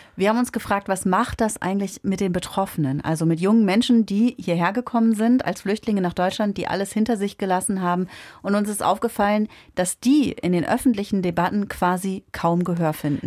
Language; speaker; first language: German; native; German